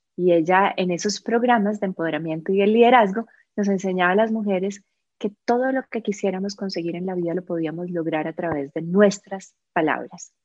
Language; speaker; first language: Spanish; native; Spanish